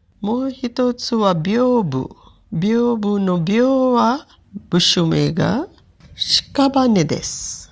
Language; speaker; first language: Japanese; non-native, fluent; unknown